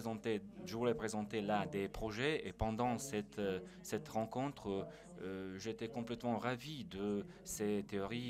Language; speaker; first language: French; non-native, fluent; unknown